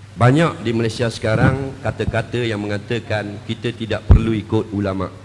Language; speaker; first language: Malay; native; Malay